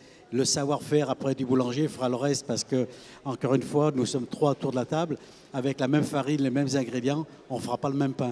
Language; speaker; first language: French; native; French